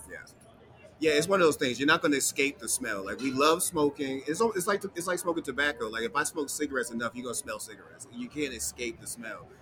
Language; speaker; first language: English; native; English